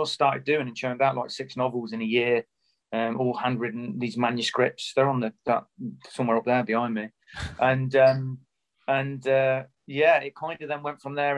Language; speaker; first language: English; native; English